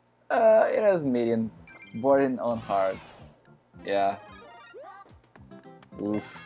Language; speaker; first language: English; non-native, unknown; Portuguese